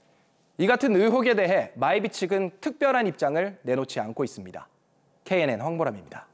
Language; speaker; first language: Korean; native; Korean